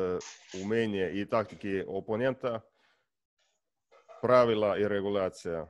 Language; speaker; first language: Russian; non-native, learner; Estonian